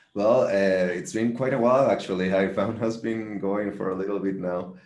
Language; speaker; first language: English; non-native, fluent; Spanish